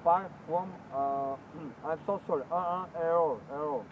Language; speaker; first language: English; non-native, learner; Bulgarian